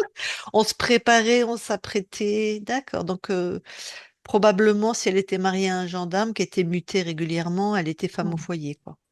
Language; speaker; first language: French; native; French